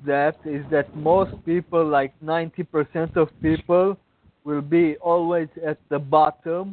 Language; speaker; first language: English; non-native, fluent; Romanian